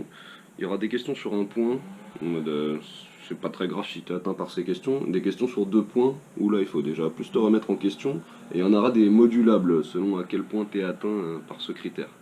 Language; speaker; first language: French; native; French